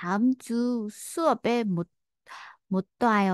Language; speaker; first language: Korean; non-native, fluent; Vietnamese